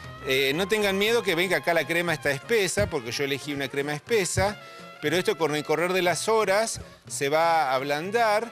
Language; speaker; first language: Spanish; native; Spanish